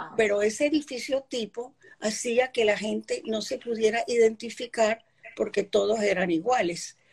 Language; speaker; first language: Spanish; early bilingual, other home language; Polish